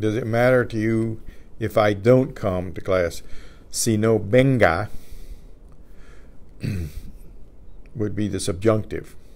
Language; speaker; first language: English; native; English